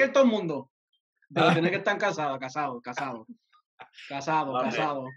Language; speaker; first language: Spanish; early bilingual, heritage; Spanish